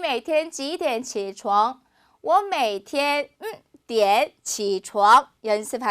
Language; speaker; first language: Chinese; non-native, fluent; Korean